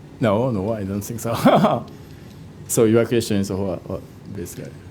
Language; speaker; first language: English; non-native, fluent; Japanese